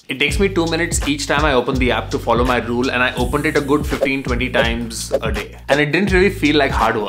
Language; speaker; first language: English; non-native, local second language; Hindi